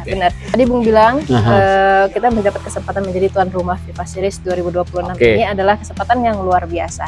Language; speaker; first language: Indonesian; native; Indonesian